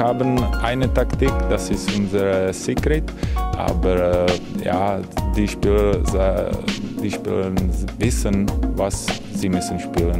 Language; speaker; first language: German; non-native, learner; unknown